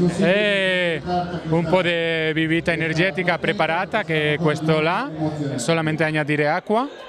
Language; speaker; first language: Italian; non-native, learner; Spanish